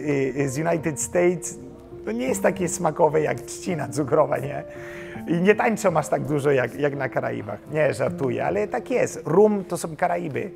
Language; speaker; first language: Polish; early bilingual, heritage; Polish